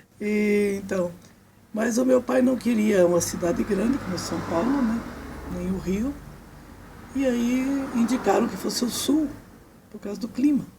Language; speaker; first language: Portuguese; early bilingual, other home language; Serbian